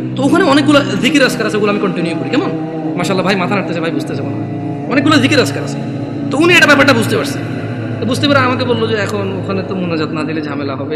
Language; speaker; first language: Bangla; early bilingual, heritage; Bangla